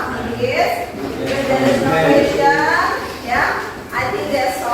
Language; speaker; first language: English; non-native, fluent; Indonesian